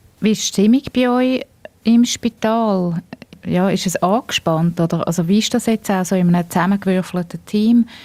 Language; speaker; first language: German; native; German